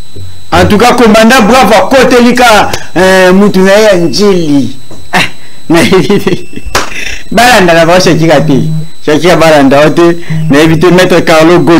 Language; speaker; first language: French; non-native, local second language; Lingala